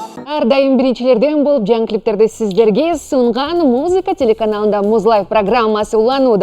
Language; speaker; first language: Kyrgyz; native; Kyrgyz